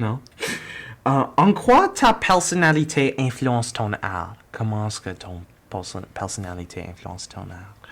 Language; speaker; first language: French; non-native, learner; English